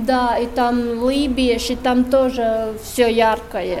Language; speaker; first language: Russian; non-native, local second language; Latvian